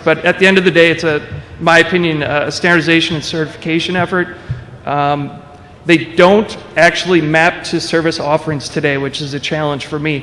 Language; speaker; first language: English; native; English